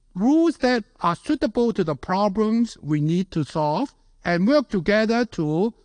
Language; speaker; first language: English; non-native, local second language; Cantonese